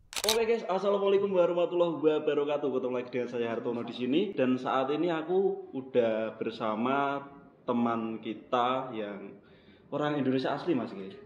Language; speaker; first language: Indonesian; native; Indonesian